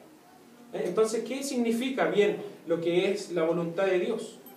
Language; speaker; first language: Spanish; native; Spanish